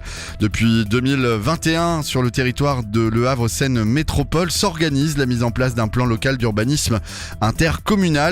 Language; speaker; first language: French; native; French